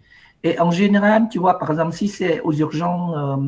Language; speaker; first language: French; non-native, fluent; Vietnamese